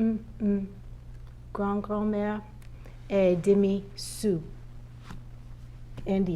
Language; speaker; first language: French; non-native, learner; English